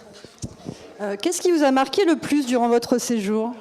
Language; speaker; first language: French; native; French